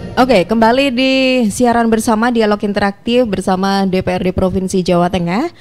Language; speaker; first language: Indonesian; native; Indonesian